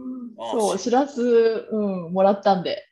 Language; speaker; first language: Japanese; native; Japanese